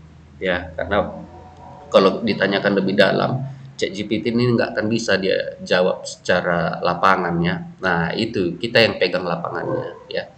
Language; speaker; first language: Indonesian; native; Indonesian